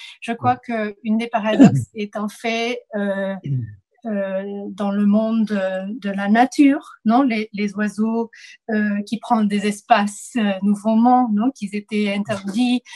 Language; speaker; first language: French; non-native, fluent; Spanish